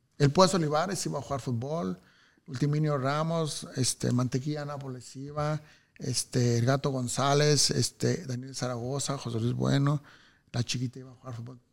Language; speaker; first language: Spanish; native; Spanish